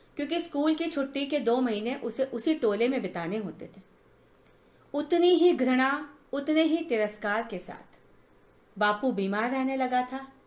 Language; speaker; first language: Hindi; native; Hindi